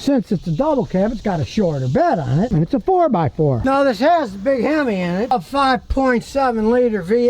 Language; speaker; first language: English; native; English